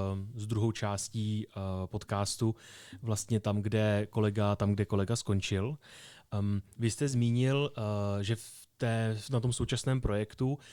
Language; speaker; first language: Czech; native; Czech